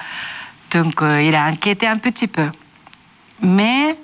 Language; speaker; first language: French; non-native, learner; Japanese